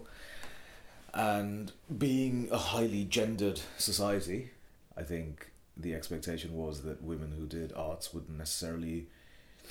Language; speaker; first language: English; non-native, local second language; Bangla